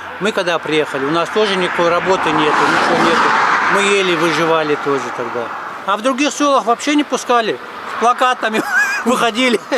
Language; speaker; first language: Russian; non-native, local second language; Ingush